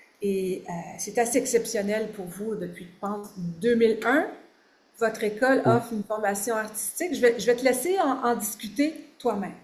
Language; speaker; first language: French; native; French